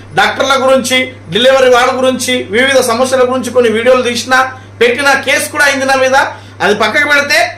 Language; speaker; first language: Telugu; non-native, local second language; Marathi